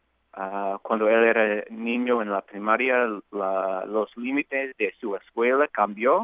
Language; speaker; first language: Spanish; non-native, fluent; English